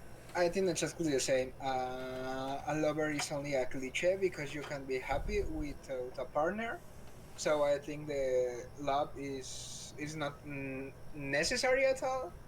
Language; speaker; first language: English; non-native, learner; Spanish